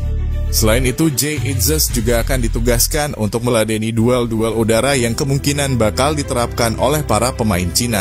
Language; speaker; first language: Indonesian; native; Indonesian